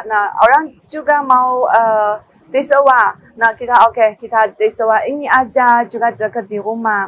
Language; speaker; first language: Indonesian; non-native, learner; Chinese